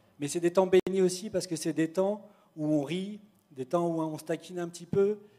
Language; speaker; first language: French; native; French